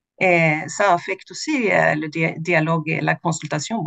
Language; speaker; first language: French; non-native, fluent; Swedish